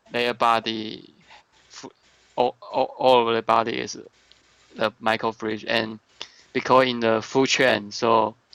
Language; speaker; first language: English; non-native, learner; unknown